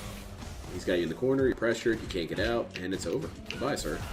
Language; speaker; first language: English; native; English